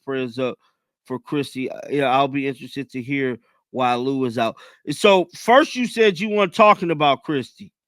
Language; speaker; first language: English; native; English